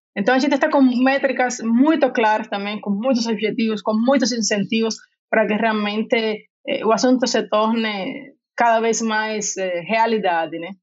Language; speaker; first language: Portuguese; non-native, fluent; Spanish